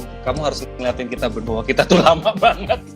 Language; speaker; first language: Indonesian; native; Indonesian